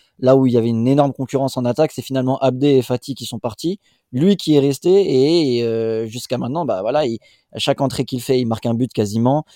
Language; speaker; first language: French; native; French